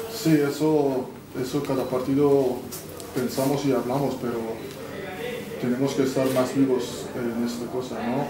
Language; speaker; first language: Spanish; non-native, fluent; Persian